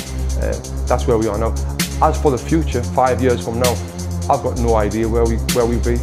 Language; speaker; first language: English; native; English